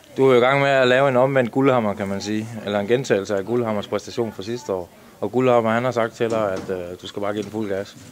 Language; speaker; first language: Danish; native; Danish